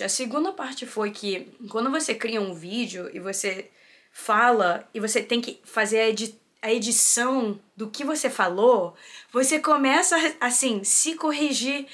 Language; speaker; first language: Portuguese; early bilingual, heritage; Portuguese